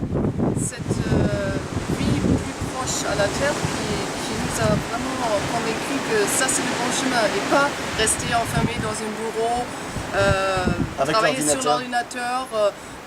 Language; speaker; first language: French; non-native, fluent; German